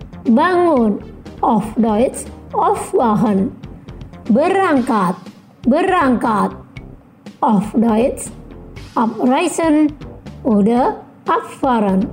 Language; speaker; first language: German; non-native, learner; Indonesian